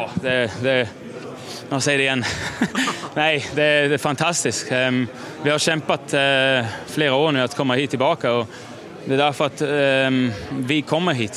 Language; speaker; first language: Swedish; non-native, fluent; German